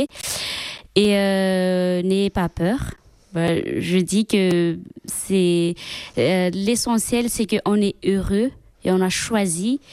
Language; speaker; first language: French; non-native, local second language; Malagasy